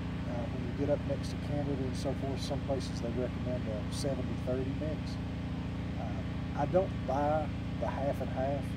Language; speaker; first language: English; native; English